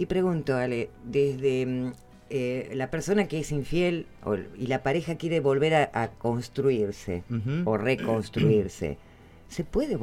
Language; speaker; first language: Spanish; native; Spanish